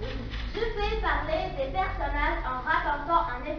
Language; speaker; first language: French; non-native, learner; Arabic